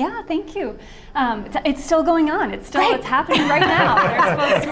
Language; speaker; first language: English; native; English